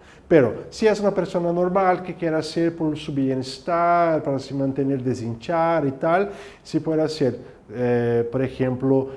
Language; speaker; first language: Spanish; non-native, fluent; Portuguese